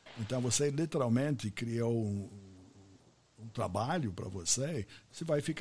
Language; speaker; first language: Portuguese; non-native, fluent; English